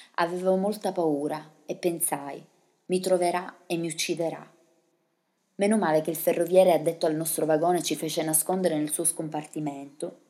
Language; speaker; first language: Italian; early bilingual, other home language; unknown